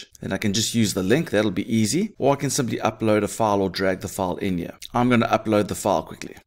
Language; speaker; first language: English; native; English